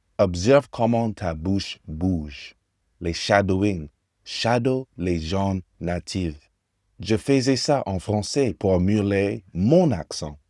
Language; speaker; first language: French; non-native, fluent; English